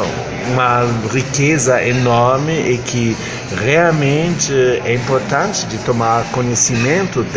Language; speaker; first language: Portuguese; non-native, fluent; German